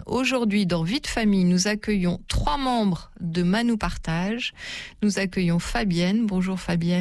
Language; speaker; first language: French; native; French